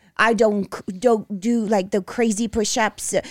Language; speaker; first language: English; non-native, fluent; Portuguese